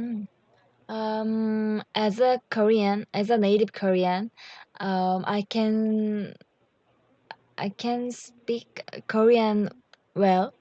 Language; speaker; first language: English; non-native, learner; Korean